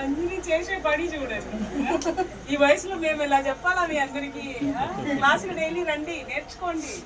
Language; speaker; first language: Telugu; non-native, local second language; Tamil